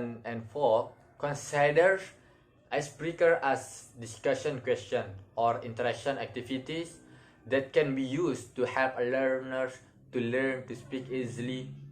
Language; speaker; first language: English; non-native, learner; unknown